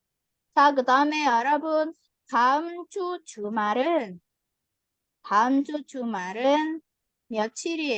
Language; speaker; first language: Korean; non-native, fluent; Indonesian